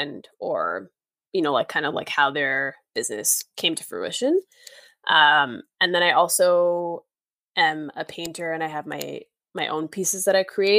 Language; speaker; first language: English; native; English